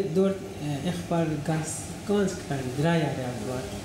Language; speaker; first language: German; non-native, learner; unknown